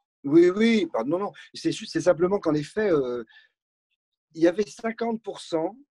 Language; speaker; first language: French; native; French